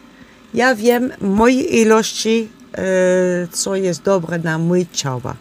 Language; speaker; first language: Polish; non-native, learner; Dutch